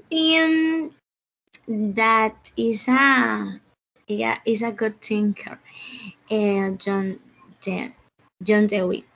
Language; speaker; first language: English; non-native, learner; Spanish